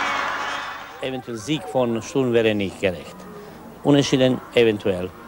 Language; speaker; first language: German; non-native, fluent; Croatian